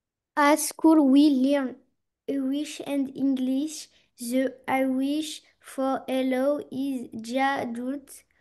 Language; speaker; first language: English; non-native, learner; French